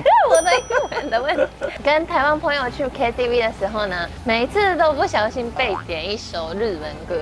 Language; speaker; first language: Chinese; non-native, fluent; Japanese